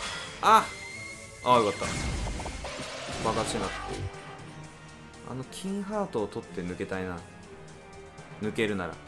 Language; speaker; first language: Japanese; native; Japanese